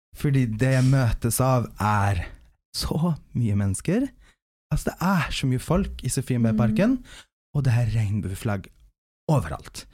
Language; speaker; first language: Norwegian; early bilingual, other home language; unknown